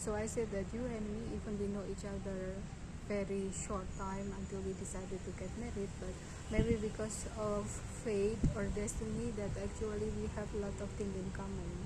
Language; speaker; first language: English; non-native, fluent; Indonesian